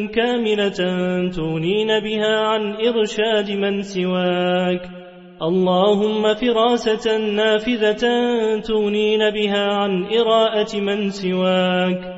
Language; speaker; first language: Arabic; non-native, fluent; Turkish